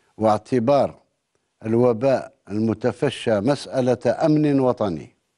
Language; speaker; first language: Arabic; native; Arabic